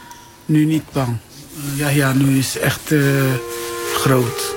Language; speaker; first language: Dutch; non-native, learner; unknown